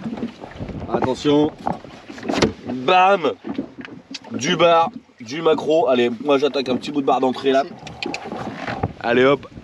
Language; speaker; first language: French; native; French